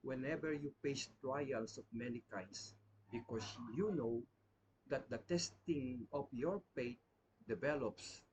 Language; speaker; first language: English; non-native, local second language; Filipino